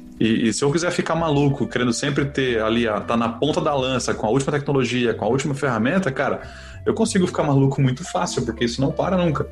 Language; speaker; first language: Portuguese; native; Portuguese